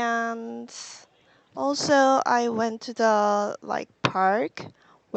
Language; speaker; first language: English; non-native, learner; Korean